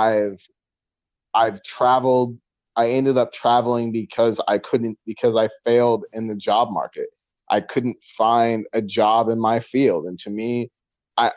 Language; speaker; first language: English; native; English